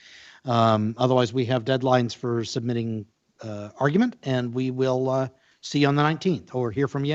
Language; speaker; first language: English; native; English